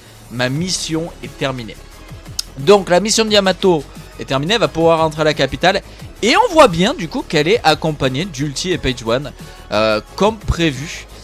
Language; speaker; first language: French; native; French